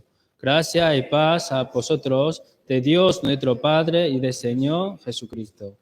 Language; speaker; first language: Spanish; non-native, learner; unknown